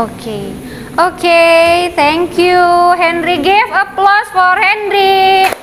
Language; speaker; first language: English; non-native, learner; Indonesian